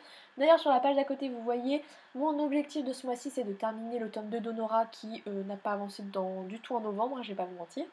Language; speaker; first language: French; native; French